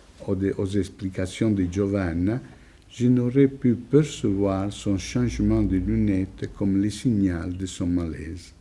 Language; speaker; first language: French; non-native, fluent; Italian